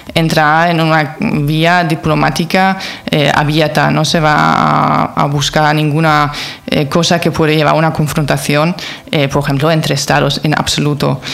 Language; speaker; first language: Spanish; non-native, fluent; German